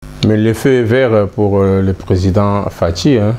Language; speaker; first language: French; non-native, local second language; Lingala